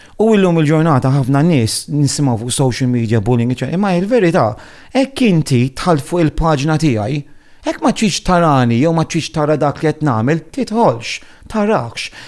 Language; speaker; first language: Maltese; non-native, fluent; Italian